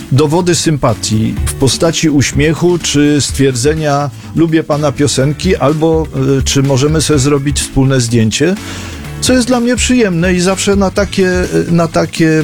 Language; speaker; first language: Polish; native; Polish